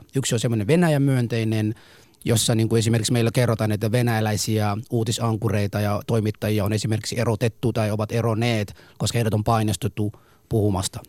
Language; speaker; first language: Finnish; non-native, fluent; Somali